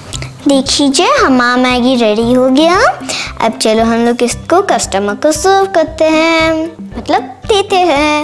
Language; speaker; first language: Hindi; native; Hindi